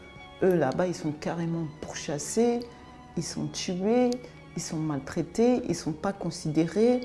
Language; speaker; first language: French; early bilingual, other home language; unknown